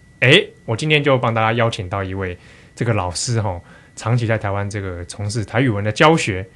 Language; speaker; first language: Chinese; native; Chinese